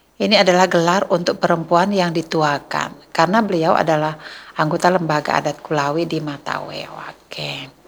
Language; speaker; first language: Indonesian; native; Indonesian